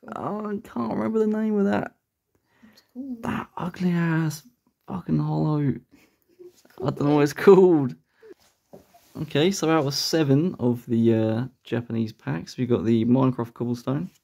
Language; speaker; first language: English; native; English